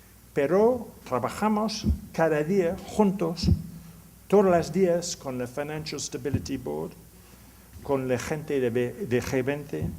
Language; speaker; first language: Spanish; non-native, learner; English